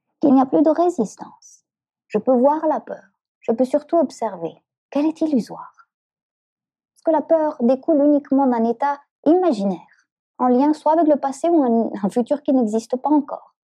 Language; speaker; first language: French; native; French